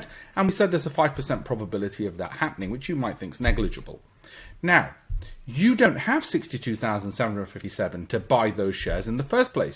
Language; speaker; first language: English; native; English